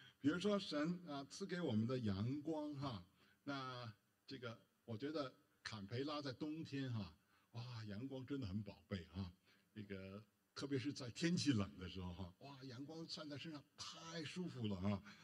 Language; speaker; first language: Chinese; native; Chinese